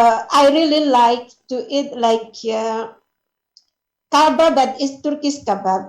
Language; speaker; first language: English; non-native, learner; Indonesian